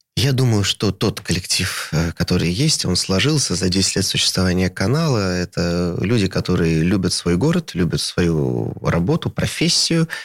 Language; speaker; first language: Russian; native; Russian